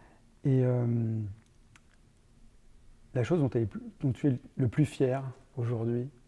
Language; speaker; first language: French; native; French